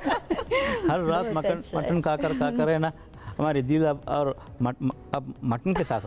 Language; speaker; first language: Hindi; non-native, learner; Divehi